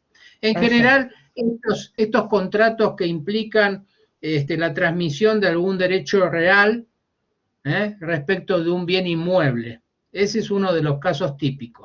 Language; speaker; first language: Spanish; native; Spanish